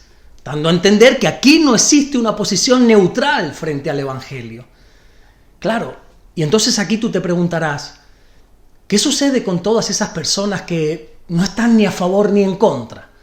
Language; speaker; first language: Spanish; native; Spanish